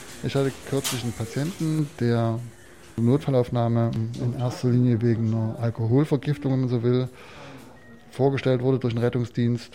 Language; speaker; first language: German; native; German